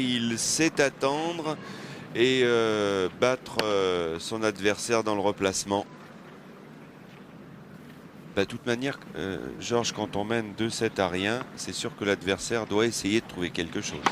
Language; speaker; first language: French; native; French